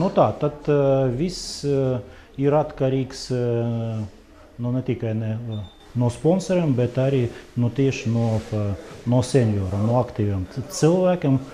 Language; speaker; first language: Latvian; non-native, local second language; Russian